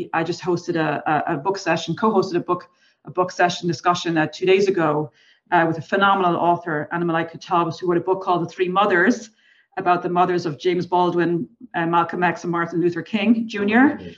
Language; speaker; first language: English; native; English